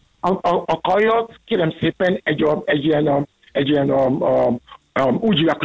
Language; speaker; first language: Hungarian; non-native, learner; Yoruba